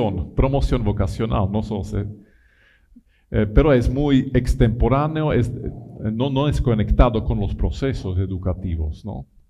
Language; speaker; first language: Spanish; non-native, fluent; Italian